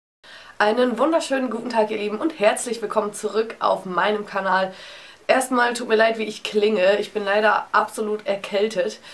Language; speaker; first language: German; native; German